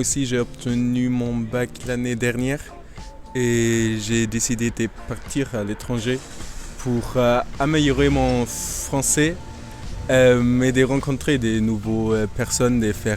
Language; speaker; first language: French; non-native, fluent; German